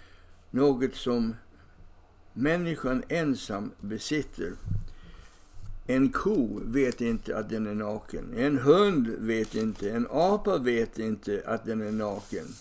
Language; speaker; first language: Swedish; non-native, fluent; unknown